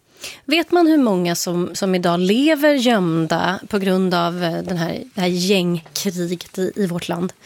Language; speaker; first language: Swedish; native; Swedish